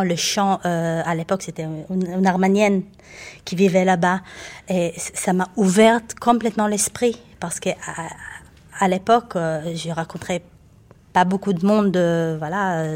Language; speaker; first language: French; non-native, fluent; Hebrew